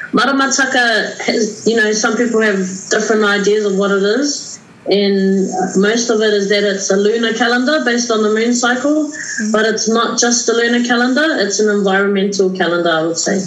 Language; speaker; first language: English; native; English